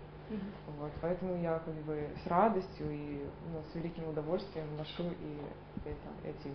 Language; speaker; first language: Russian; native; Russian